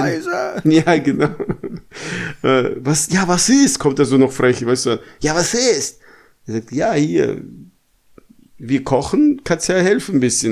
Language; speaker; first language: German; non-native, fluent; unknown